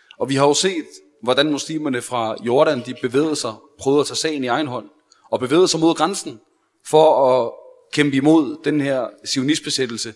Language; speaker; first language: Danish; early bilingual, other home language; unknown